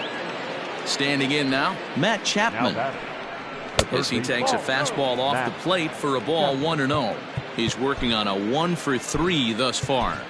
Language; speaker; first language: English; native; English